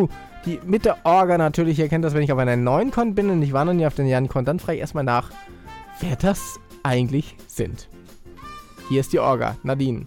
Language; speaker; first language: German; native; German